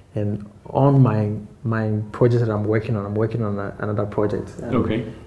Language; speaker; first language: English; non-native, local second language; Akan